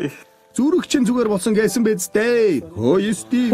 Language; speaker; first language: Mongolian; native; Mongolian